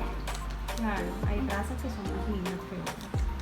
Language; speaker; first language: Spanish; native; Spanish